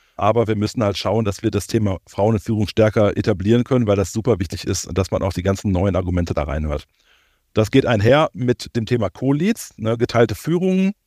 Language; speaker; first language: German; native; German